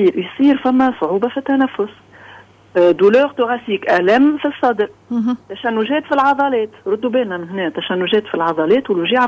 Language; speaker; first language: Arabic; native; Arabic